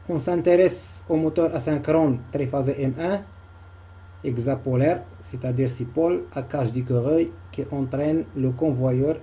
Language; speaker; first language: French; non-native, local second language; Arabic